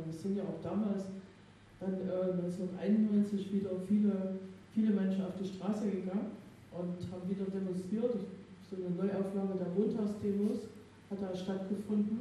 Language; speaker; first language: German; native; German